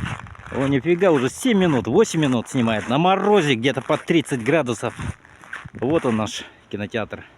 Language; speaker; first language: Russian; native; Russian